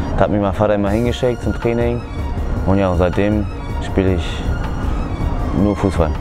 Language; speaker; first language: German; early bilingual, other home language; Spanish